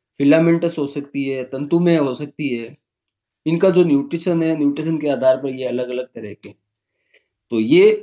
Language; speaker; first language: Hindi; native; Hindi